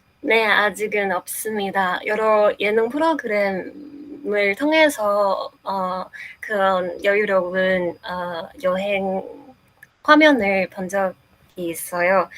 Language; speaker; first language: Korean; non-native, fluent; Chinese